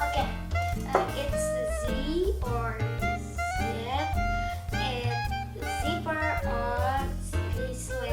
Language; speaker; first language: English; non-native, learner; Indonesian